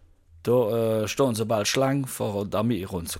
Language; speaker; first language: German; native; German